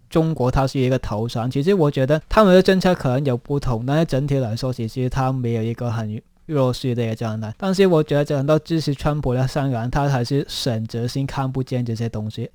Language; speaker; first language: Chinese; non-native, local second language; Cantonese